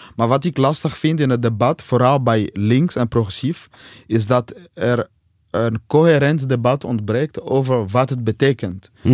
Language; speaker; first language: Dutch; non-native, fluent; Swahili